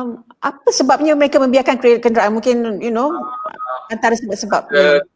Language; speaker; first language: Malay; native; Malay